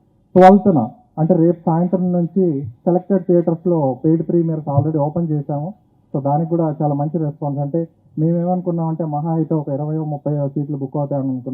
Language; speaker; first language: Telugu; native; Telugu